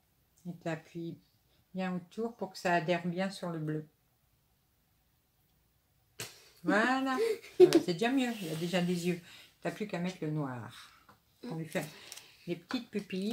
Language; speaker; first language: French; native; French